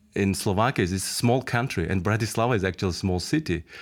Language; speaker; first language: English; non-native, fluent; Mongolian